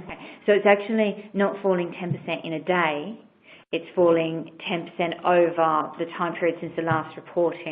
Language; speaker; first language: English; native; English